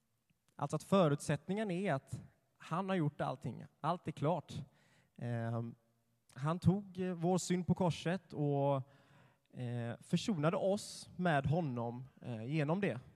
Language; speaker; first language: Swedish; native; Swedish